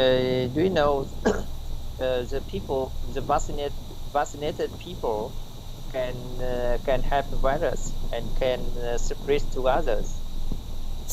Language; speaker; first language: English; non-native, learner; Vietnamese